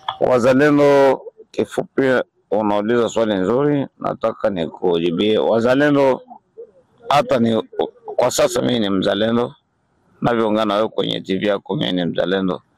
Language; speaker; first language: Swahili; native; Swahili